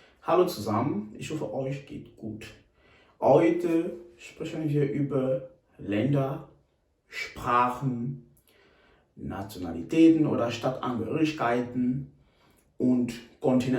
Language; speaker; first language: German; non-native, fluent; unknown